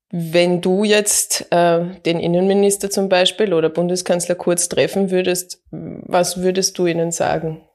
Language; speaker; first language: German; native; German